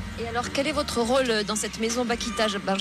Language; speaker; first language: French; native; French